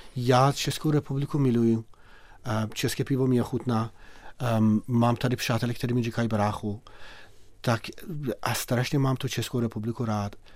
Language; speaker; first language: Czech; non-native, fluent; Persian